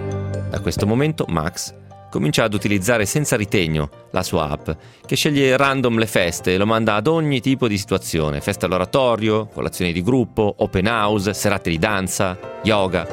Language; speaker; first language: Italian; native; Italian